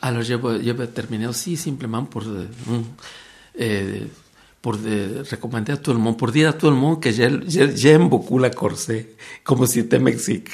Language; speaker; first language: French; non-native, fluent; Spanish